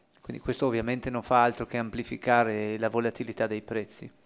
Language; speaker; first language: Italian; native; Italian